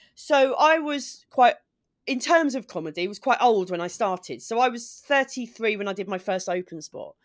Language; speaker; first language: English; native; English